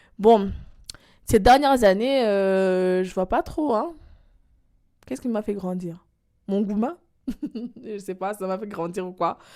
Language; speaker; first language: French; non-native, local second language; Lingala